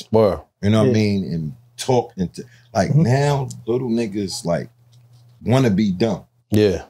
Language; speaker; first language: English; native; English